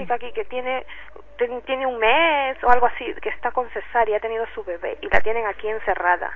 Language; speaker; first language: Spanish; native; Spanish